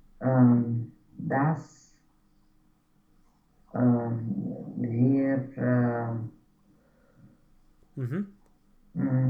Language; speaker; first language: German; non-native, learner; Romanian